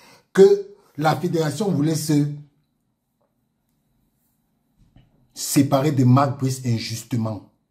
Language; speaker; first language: French; native; French